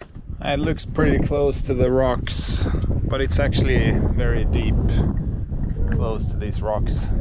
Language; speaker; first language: English; non-native, fluent; Swedish